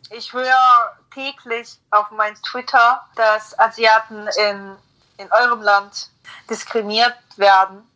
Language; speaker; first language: German; non-native, fluent; Korean